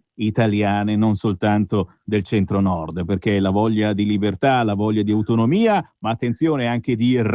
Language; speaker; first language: Italian; native; Italian